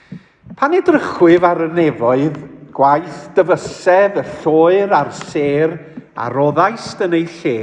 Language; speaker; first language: Welsh; native; Welsh